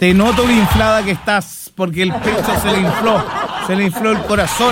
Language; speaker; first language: Spanish; native; Spanish